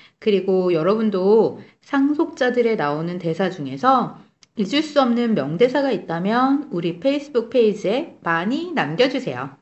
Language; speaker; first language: Korean; native; Korean